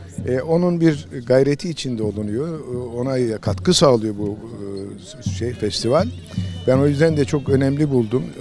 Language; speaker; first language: Turkish; native; Turkish